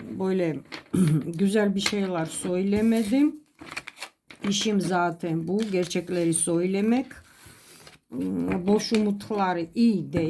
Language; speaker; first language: Turkish; non-native, fluent; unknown